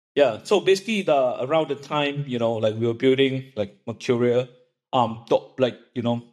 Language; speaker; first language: English; non-native, local second language; Chinese